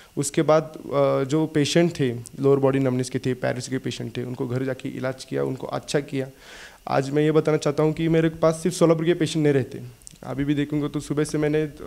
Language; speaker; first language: Hindi; non-native, local second language; Marathi